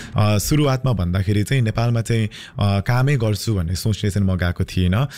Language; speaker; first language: Nepali; early bilingual, heritage; Nepali